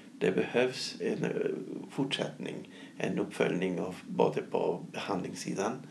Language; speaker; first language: Swedish; non-native, fluent; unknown